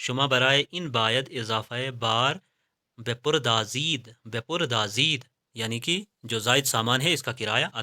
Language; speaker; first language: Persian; non-native, fluent; Urdu